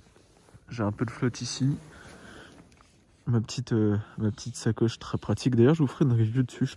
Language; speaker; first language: French; native; French